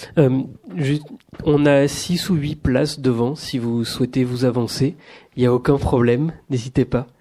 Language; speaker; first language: French; native; French